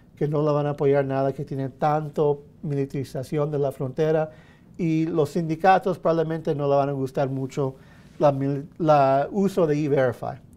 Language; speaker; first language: Spanish; early bilingual, heritage; Spanish